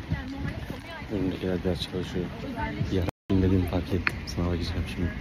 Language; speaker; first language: Turkish; native; Turkish